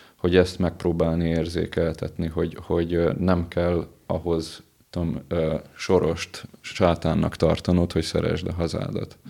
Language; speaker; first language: Hungarian; native; Hungarian